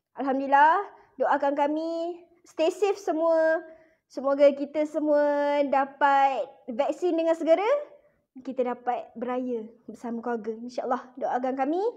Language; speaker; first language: Malay; native; Malay